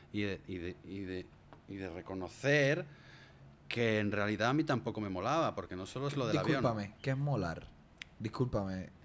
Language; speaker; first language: Spanish; native; Spanish